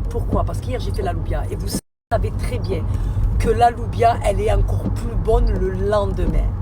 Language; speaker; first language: French; native; French